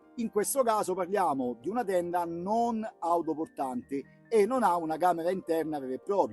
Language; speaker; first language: Italian; native; Italian